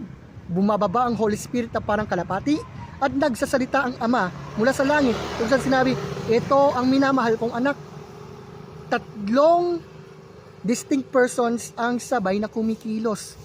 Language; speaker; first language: Filipino; native; Filipino